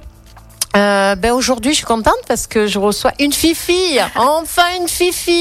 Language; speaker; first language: French; native; French